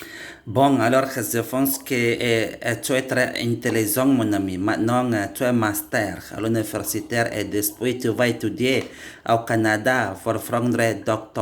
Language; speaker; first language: French; non-native, learner; Indonesian